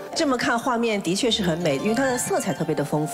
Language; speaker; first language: Chinese; native; Chinese